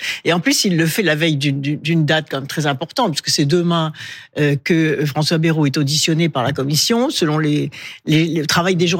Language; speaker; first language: French; native; French